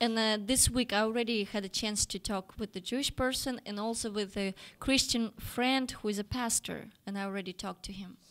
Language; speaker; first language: English; non-native, fluent; Russian